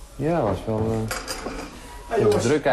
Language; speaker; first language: Dutch; early bilingual, other home language; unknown